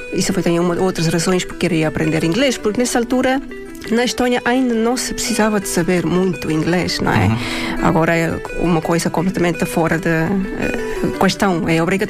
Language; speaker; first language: Portuguese; non-native, fluent; Estonian